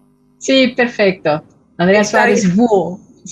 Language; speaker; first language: Spanish; non-native, fluent; Portuguese